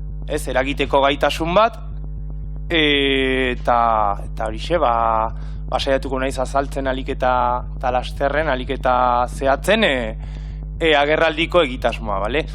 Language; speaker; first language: Basque; native; Basque